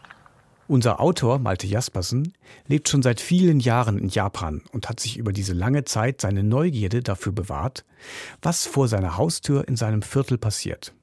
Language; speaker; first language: German; native; German